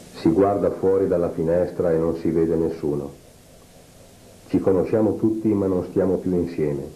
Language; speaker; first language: Italian; native; Italian